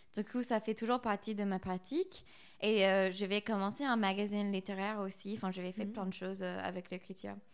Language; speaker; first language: French; non-native, fluent; English